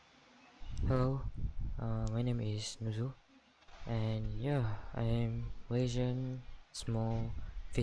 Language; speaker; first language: English; non-native, learner; Malay